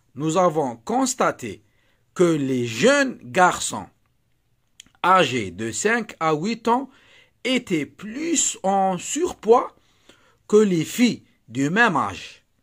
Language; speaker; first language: French; non-native, local second language; Arabic